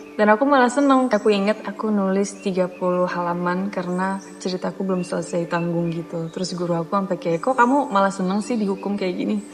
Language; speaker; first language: Indonesian; non-native, fluent; Dutch